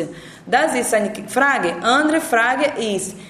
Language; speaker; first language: German; non-native, learner; Portuguese